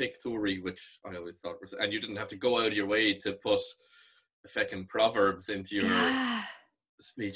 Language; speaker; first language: English; non-native, local second language; Irish